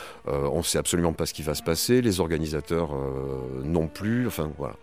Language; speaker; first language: French; native; French